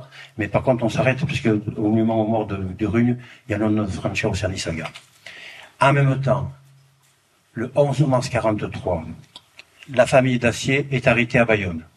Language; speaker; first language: French; native; French